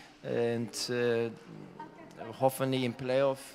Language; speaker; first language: German; non-native, learner; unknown